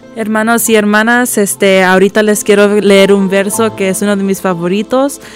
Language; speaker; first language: Spanish; early bilingual, heritage; Spanish